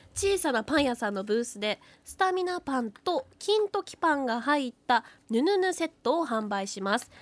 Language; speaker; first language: Japanese; native; Japanese